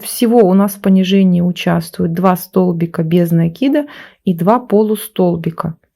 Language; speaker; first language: Russian; native; Russian